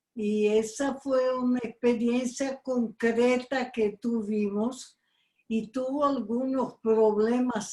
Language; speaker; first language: Spanish; non-native, fluent; Portuguese